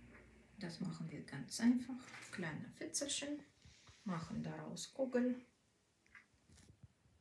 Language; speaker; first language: German; non-native, fluent; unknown